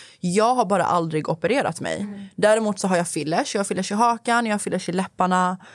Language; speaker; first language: Swedish; early bilingual, other home language; Persian